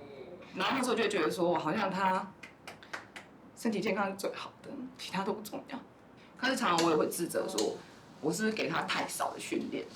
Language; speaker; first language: Chinese; native; Chinese